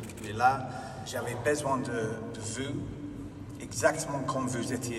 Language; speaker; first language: French; non-native, fluent; English